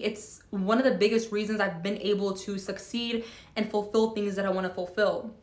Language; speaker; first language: English; native; English